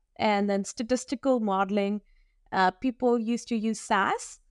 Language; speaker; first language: English; non-native, local second language; Hindi